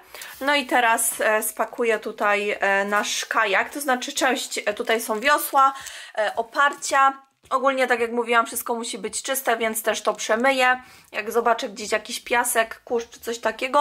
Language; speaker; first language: Polish; native; Polish